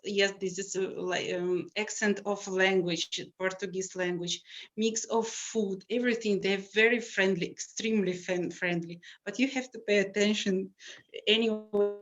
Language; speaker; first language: English; non-native, learner; Russian